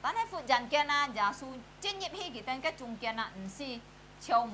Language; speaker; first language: Chinese; early bilingual, heritage; Hakka Chinese